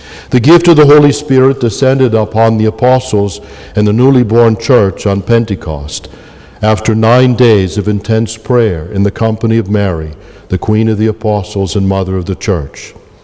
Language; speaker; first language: English; native; English